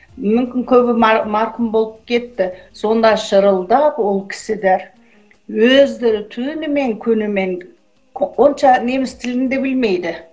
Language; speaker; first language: Kazakh; early bilingual, heritage; Kazakh